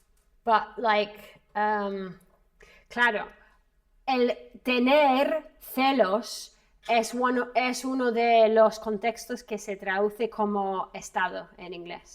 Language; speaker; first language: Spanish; non-native, fluent; English